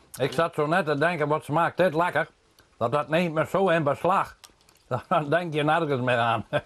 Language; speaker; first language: Dutch; non-native, local second language; Western Frisian